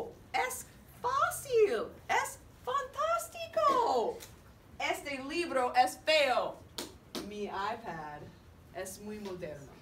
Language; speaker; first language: Spanish; non-native, fluent; English